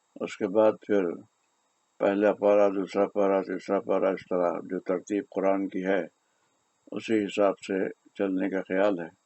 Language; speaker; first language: Urdu; native; Urdu